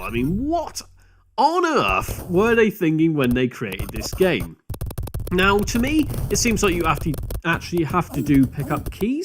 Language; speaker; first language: English; native; English